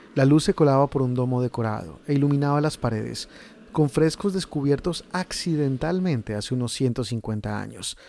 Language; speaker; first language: Spanish; native; Spanish